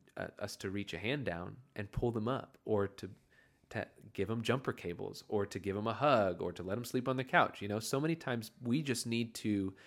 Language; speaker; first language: English; native; English